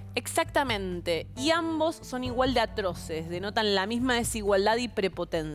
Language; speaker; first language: Spanish; native; Spanish